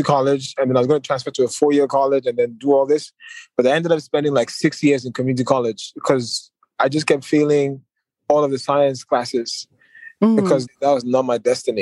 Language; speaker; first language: English; non-native, local second language; Yoruba